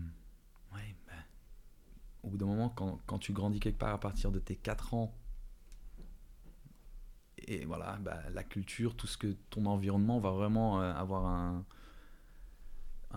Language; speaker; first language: French; early bilingual, other home language; Dutch